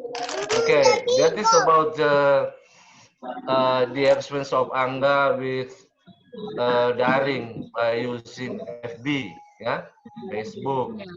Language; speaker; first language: English; non-native, learner; Indonesian